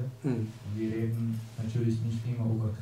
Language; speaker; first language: German; non-native, learner; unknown